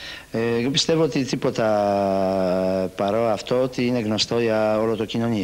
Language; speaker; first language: Greek; non-native, learner; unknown